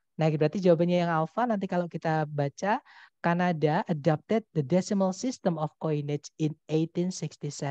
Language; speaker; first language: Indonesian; non-native, local second language; Javanese